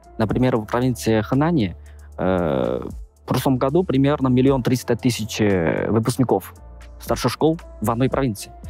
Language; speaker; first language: Russian; non-native, fluent; Chinese